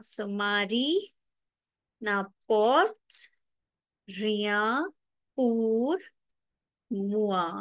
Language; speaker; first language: French; non-native, fluent; Hindi